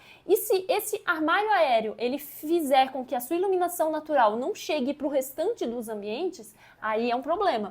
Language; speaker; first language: Portuguese; native; Portuguese